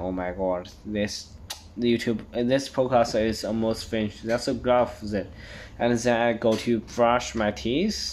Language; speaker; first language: English; non-native, learner; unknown